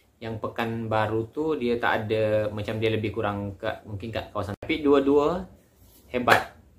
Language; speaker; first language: Malay; native; Malay